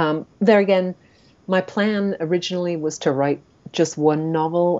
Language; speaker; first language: English; native; English